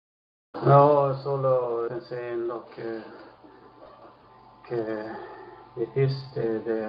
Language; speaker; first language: Spanish; non-native, fluent; Swedish